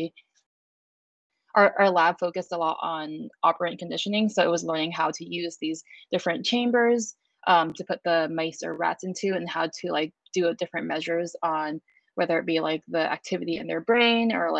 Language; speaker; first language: English; native; English